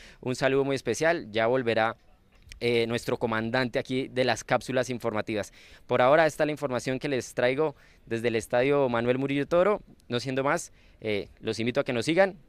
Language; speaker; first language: Spanish; native; Spanish